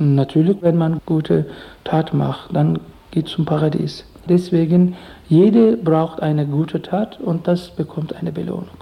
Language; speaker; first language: German; non-native, learner; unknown